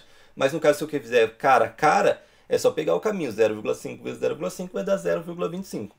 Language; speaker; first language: Portuguese; native; Portuguese